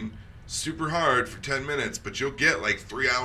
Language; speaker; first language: English; native; English